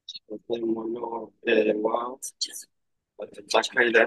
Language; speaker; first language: Japanese; non-native, learner; Malay